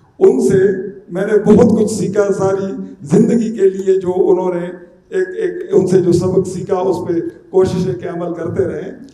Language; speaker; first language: Urdu; non-native, local second language; Pashto